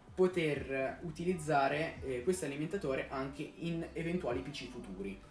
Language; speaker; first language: Italian; native; Italian